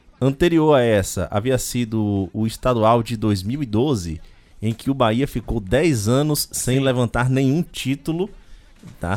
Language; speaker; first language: Portuguese; native; Portuguese